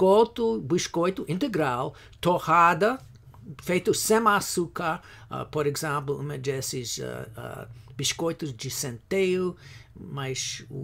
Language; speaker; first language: Portuguese; non-native, fluent; English